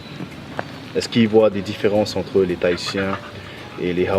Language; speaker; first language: French; native; French